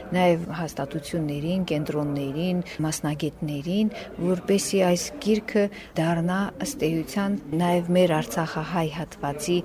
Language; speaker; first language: Armenian; native; Armenian